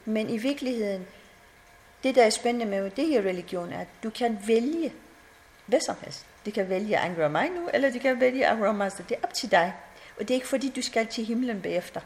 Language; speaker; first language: Danish; non-native, fluent; Persian